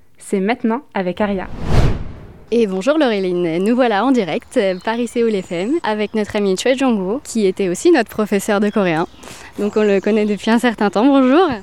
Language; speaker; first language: French; native; French